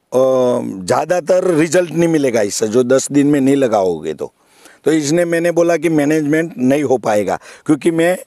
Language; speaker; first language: Hindi; non-native, local second language; Gujarati